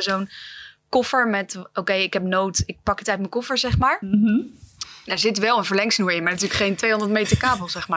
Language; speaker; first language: Dutch; native; Dutch